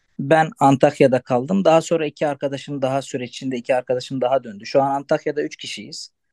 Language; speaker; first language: Turkish; non-native, local second language; Arabic